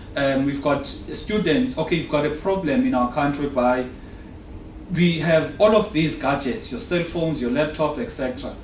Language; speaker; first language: English; non-native, local second language; Xhosa